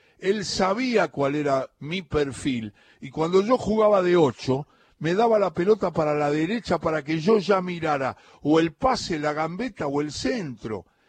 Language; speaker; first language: Spanish; native; Spanish